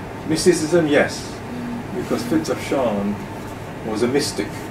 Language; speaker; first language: English; non-native, local second language; Malay